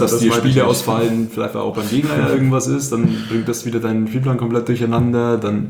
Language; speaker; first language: German; native; German